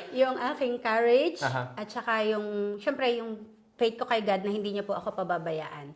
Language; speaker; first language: Filipino; native; Filipino